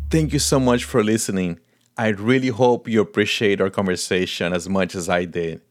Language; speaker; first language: English; non-native, fluent; Portuguese